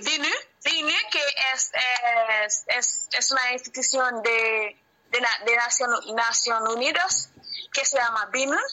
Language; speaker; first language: Spanish; non-native, learner; Haitian Creole